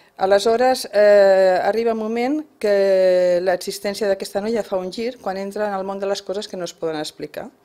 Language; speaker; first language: Catalan; non-native, local second language; Spanish